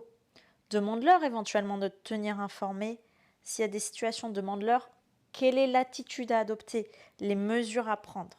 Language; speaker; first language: French; native; French